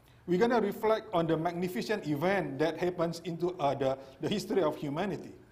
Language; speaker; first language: English; non-native, fluent; Indonesian